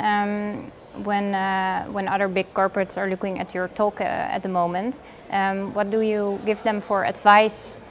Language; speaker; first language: English; non-native, fluent; Dutch